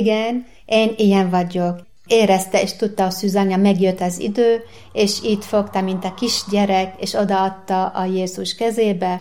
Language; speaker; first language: Hungarian; non-native, fluent; Arabic